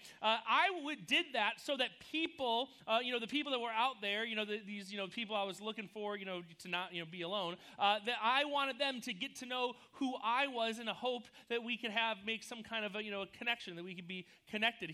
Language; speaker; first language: English; native; English